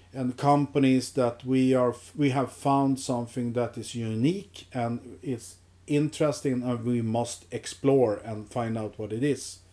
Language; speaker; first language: English; non-native, fluent; Swedish